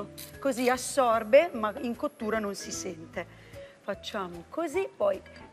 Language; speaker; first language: Italian; native; Italian